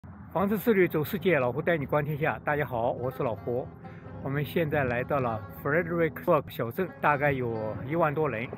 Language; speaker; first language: Chinese; native; Chinese